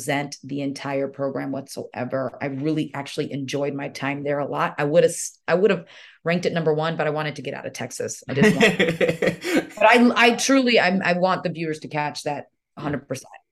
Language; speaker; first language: English; early bilingual, other home language; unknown